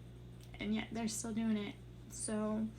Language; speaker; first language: English; native; English